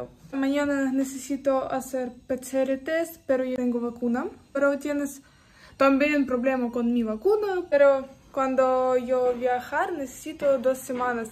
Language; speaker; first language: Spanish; non-native, learner; Russian